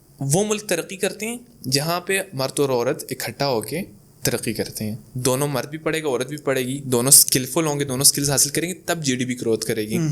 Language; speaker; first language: Urdu; non-native, local second language; Pashto